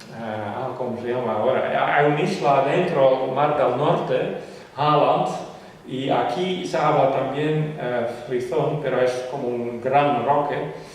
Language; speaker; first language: Spanish; non-native, fluent; Western Frisian